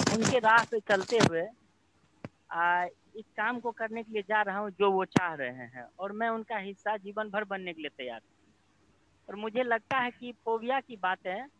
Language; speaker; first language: Hindi; native; Hindi